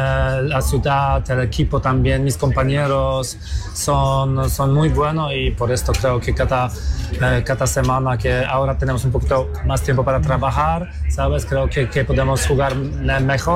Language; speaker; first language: Spanish; non-native, learner; Polish